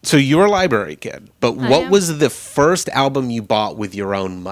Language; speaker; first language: English; native; English